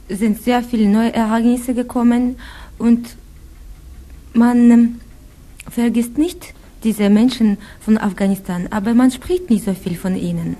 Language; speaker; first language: German; non-native, fluent; Russian